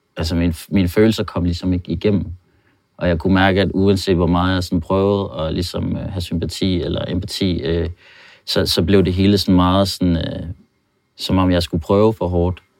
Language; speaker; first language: Danish; non-native, fluent; Norwegian